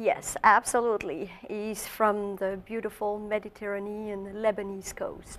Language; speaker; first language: English; non-native, fluent; French